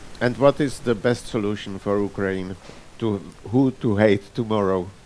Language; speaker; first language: English; non-native, fluent; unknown